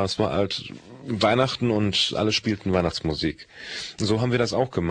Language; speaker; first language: German; native; German